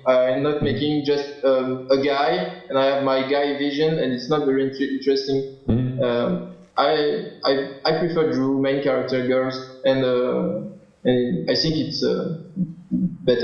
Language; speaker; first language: English; non-native, learner; French